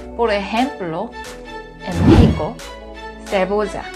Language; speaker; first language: Spanish; non-native, learner; Korean